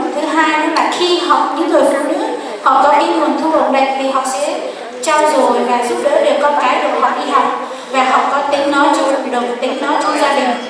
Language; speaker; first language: Vietnamese; non-native, local second language; Hmong